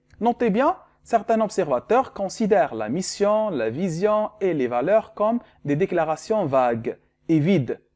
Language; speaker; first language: French; non-native, local second language; Arabic